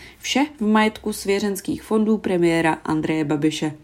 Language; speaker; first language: Czech; native; Czech